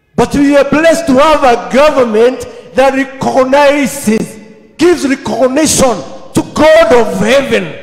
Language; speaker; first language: English; non-native, local second language; Swahili